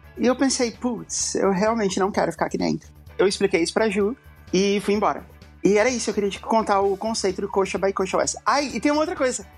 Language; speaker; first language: Portuguese; native; Portuguese